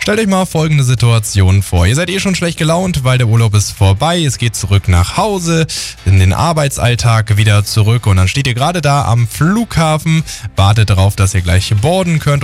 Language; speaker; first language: German; native; German